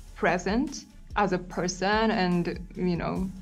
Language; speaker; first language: English; non-native, fluent; Japanese